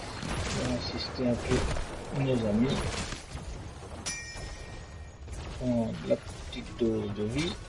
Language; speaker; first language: French; native; French